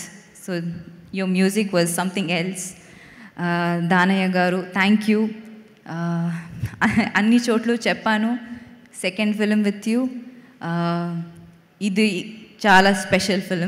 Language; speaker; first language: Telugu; non-native, learner; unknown